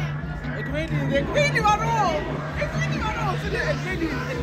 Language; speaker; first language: Dutch; non-native, local second language; Papiamento